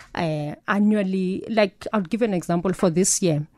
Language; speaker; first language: English; non-native, local second language; Northern Sotho